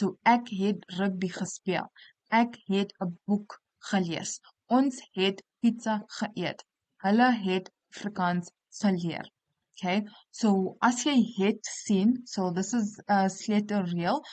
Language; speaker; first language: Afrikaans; non-native, local second language; English